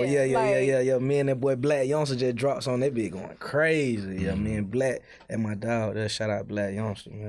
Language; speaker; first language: English; native; English